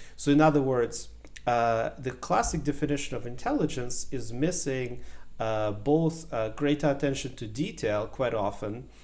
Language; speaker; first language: English; non-native, fluent; Ukrainian